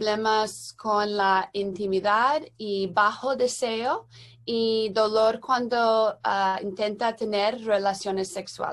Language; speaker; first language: Spanish; non-native, learner; English